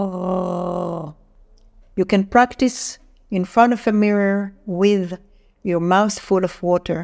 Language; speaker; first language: English; non-native, fluent; Hebrew